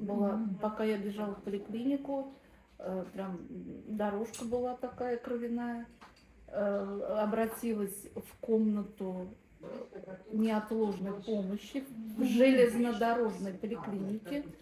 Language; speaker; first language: Russian; native; Russian